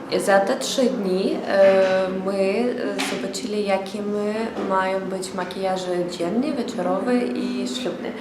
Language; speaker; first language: Polish; non-native, learner; Ukrainian